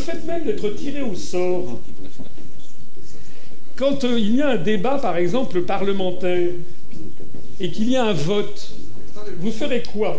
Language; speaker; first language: French; native; French